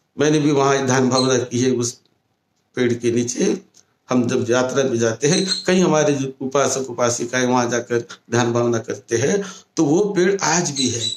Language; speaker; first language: Hindi; non-native, local second language; Marathi